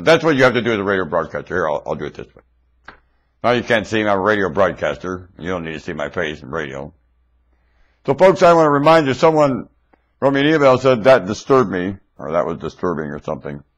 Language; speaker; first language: English; native; English